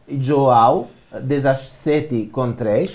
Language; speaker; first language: Portuguese; non-native, learner; Romanian